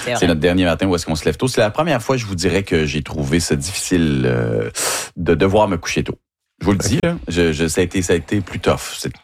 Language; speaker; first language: French; native; French